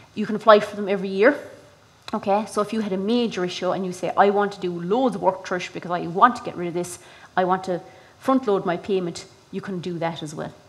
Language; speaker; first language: English; native; English